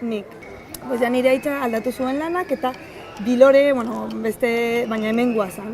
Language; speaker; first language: Basque; non-native, learner; Spanish